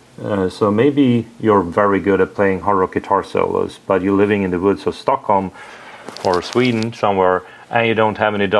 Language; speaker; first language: English; non-native, fluent; Swedish